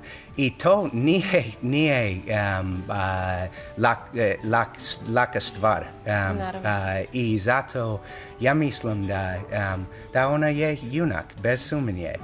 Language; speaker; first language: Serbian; non-native, learner; English